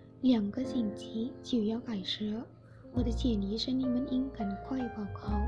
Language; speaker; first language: Chinese; non-native, learner; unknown